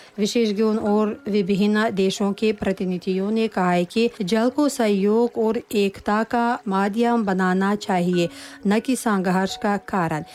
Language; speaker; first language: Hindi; non-native, fluent; Tajik